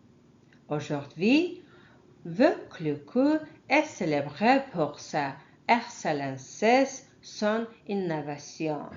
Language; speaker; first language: French; non-native, learner; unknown